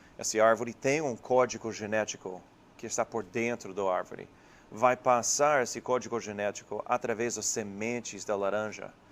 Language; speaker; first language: Portuguese; non-native, fluent; English